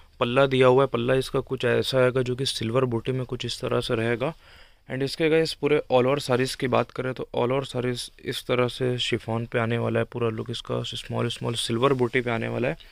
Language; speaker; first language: Hindi; native; Hindi